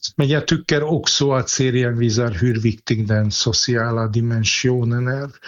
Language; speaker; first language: Swedish; non-native, fluent; Hungarian